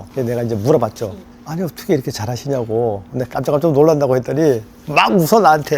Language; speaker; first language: Korean; native; Korean